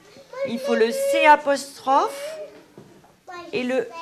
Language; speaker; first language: French; native; French